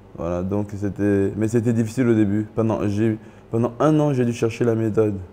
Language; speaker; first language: French; early bilingual, other home language; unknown